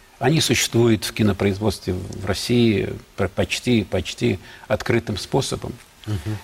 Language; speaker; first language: Russian; native; Russian